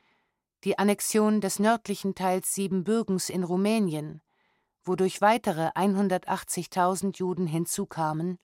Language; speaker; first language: German; native; German